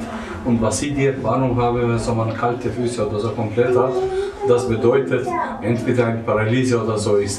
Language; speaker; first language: German; non-native, learner; Albanian